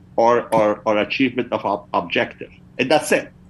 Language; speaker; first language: English; early bilingual, other home language; Persian